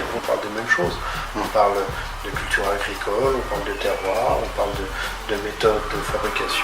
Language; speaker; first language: French; native; French